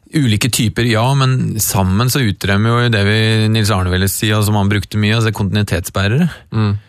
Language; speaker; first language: Norwegian; native; Norwegian